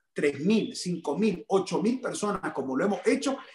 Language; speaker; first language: Spanish; native; Spanish